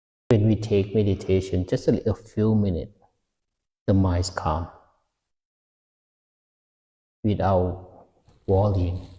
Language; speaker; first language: English; non-native, fluent; Lao